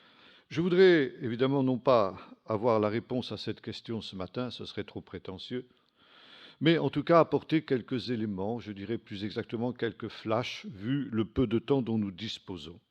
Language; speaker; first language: French; native; French